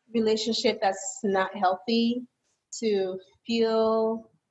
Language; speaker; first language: English; early bilingual, other home language; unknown